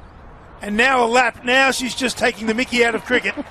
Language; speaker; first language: English; native; English